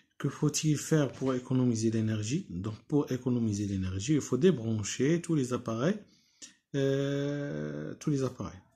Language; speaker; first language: French; non-native, local second language; Arabic